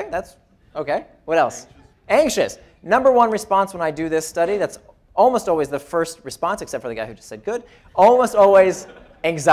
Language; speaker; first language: English; native; English